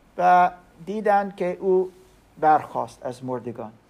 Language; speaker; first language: Persian; non-native, learner; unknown